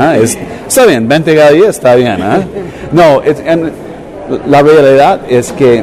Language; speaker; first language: Spanish; non-native, learner; English